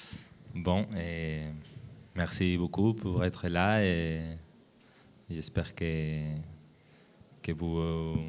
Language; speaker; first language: French; non-native, learner; Spanish